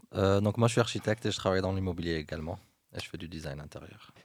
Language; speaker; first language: French; non-native, local second language; Arabic